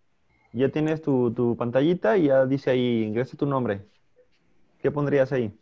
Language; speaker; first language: Spanish; native; Spanish